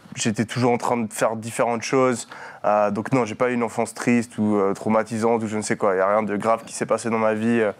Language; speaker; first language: French; native; French